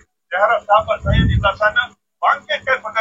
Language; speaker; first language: Malay; native; Malay